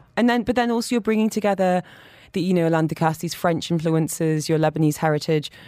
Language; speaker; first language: English; native; English